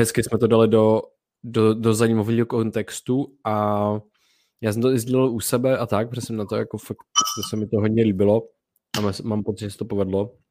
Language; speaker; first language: Czech; native; Czech